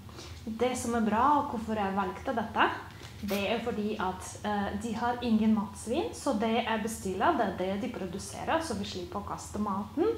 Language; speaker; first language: Norwegian; non-native, fluent; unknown